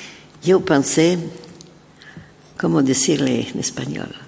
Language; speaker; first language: Spanish; non-native, learner; French